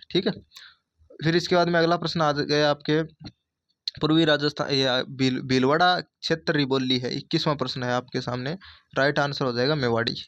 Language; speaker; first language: Hindi; native; Hindi